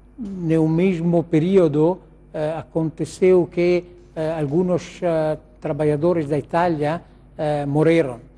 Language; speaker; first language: Portuguese; non-native, learner; Italian